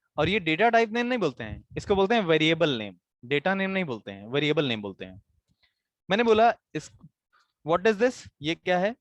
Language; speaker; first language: Hindi; native; Hindi